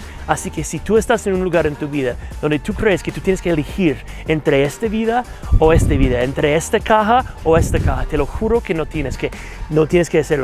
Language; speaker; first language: Spanish; non-native, fluent; English